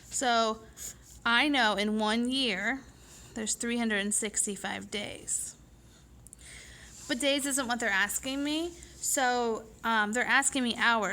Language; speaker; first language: English; native; English